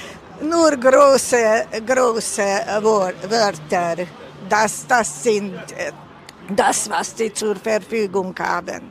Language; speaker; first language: German; non-native, fluent; Hungarian